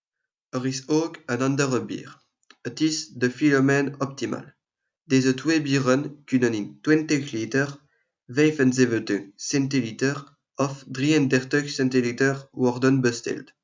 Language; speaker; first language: Dutch; non-native, learner; French